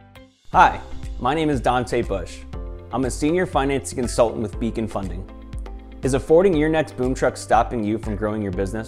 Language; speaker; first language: English; native; English